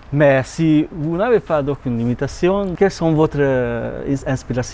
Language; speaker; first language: French; non-native, learner; Hungarian